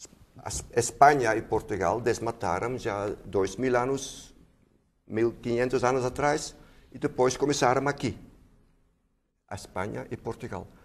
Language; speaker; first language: Portuguese; non-native, fluent; Dutch